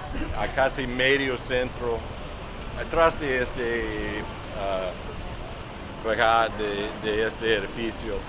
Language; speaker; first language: Spanish; non-native, learner; English